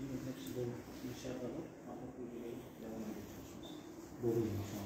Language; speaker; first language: Turkish; native; Turkish